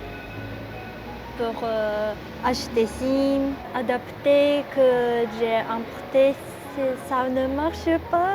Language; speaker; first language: French; non-native, learner; Japanese